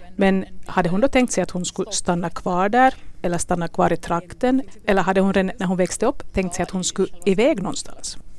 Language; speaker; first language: Swedish; native; Swedish